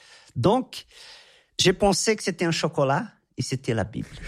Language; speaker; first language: French; non-native, fluent; Portuguese